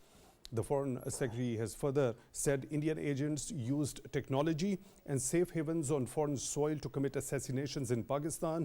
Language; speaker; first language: English; non-native, local second language; Urdu